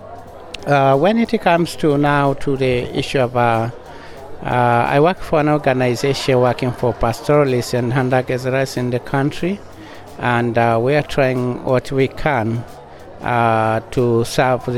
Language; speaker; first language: English; non-native, local second language; Masai